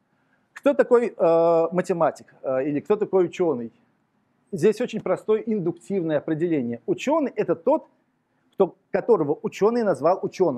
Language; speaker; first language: Russian; native; Russian